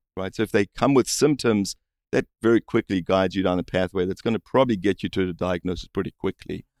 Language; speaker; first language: English; native; English